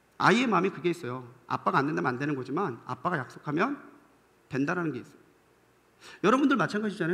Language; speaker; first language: Korean; native; Korean